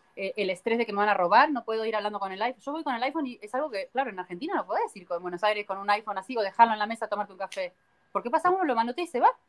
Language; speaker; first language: Spanish; native; Spanish